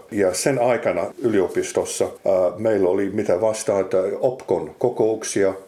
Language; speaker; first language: Finnish; non-native, fluent; English